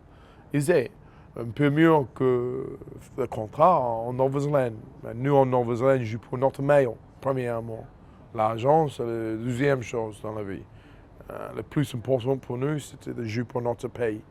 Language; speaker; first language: French; non-native, fluent; English